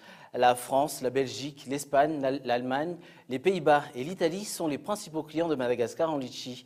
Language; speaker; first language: French; non-native, local second language; Malagasy